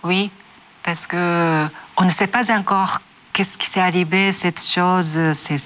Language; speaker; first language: French; non-native, learner; Japanese